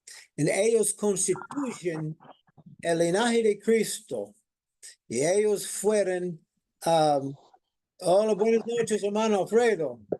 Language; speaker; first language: Spanish; non-native, fluent; English